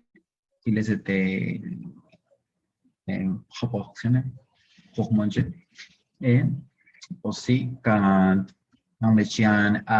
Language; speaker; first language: French; non-native, learner; Spanish